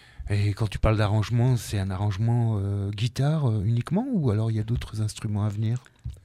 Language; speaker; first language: French; native; French